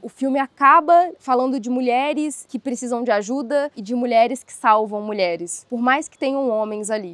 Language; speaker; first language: Portuguese; native; Portuguese